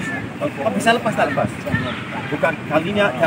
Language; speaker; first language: Indonesian; non-native, learner; English